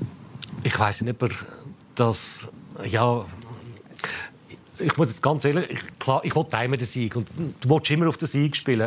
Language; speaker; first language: German; native; German